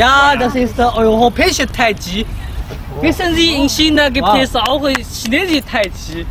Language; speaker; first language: German; non-native, learner; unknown